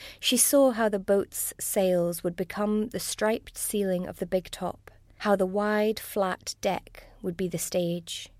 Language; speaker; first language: English; native; English